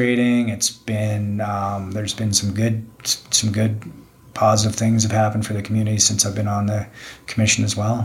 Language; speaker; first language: English; native; English